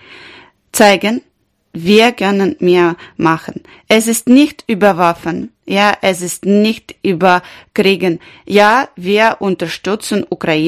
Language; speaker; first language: German; non-native, learner; Ukrainian